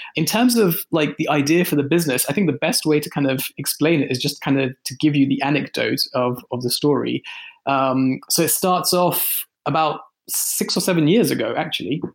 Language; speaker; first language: English; early bilingual, other home language; Hindi